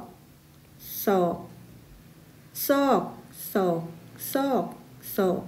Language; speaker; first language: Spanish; non-native, fluent; Thai